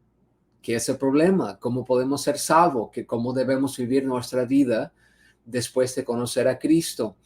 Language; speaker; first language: Spanish; non-native, fluent; English